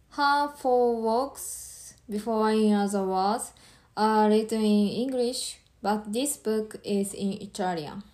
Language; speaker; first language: English; non-native, learner; Japanese